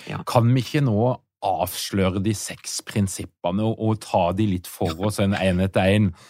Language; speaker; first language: Norwegian; native; Norwegian